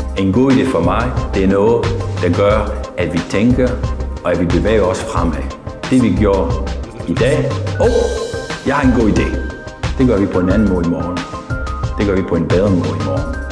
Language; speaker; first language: Danish; non-native, fluent; French